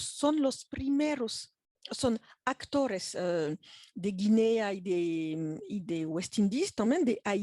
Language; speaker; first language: Spanish; non-native, fluent; French